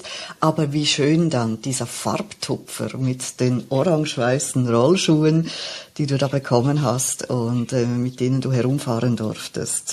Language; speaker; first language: German; native; German